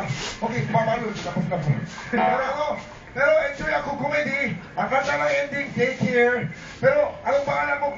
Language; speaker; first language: Filipino; non-native, learner; Korean